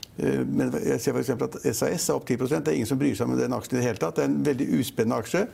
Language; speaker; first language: Norwegian; native; Norwegian